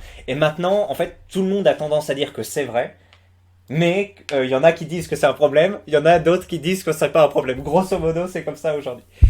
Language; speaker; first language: French; native; French